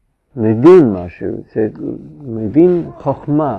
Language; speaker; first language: Hebrew; non-native, fluent; English